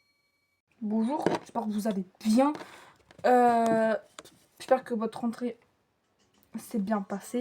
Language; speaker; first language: French; native; French